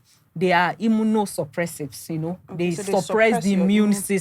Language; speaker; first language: English; non-native, local second language; Yoruba